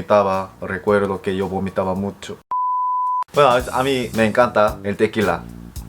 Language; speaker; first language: Spanish; non-native, fluent; Korean